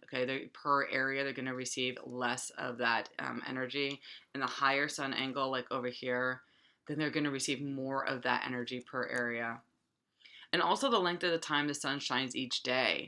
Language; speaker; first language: English; native; English